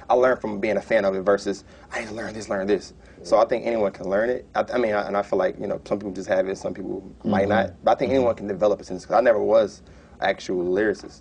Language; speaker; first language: English; native; English